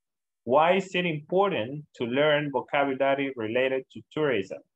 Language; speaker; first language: English; non-native, learner; Spanish